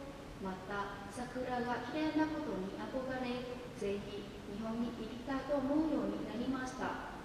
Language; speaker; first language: Japanese; non-native, fluent; Vietnamese